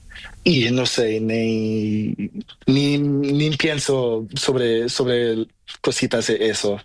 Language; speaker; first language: Spanish; non-native, learner; Portuguese